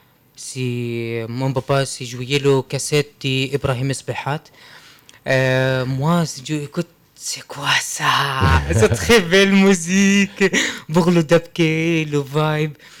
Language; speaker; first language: French; non-native, learner; Arabic